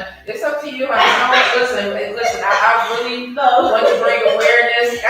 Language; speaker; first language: English; native; English